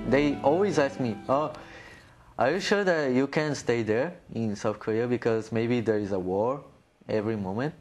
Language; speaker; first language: English; non-native, fluent; Portuguese